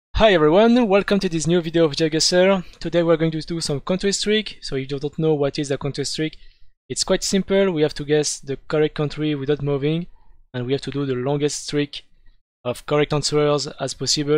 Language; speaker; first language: English; non-native, fluent; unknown